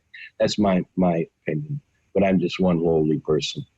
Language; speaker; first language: English; native; English